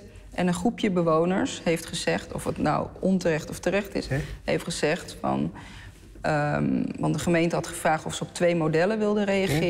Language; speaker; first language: Dutch; native; Dutch